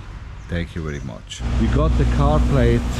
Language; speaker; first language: English; non-native, fluent; Italian